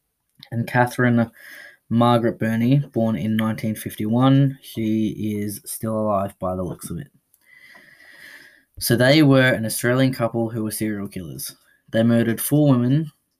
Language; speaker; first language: English; native; English